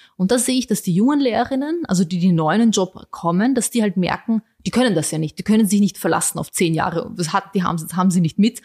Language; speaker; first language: German; early bilingual, other home language; Bosnian